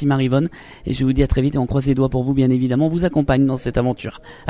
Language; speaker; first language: French; native; French